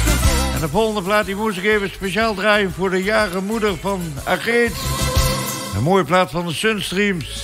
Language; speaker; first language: Dutch; native; Dutch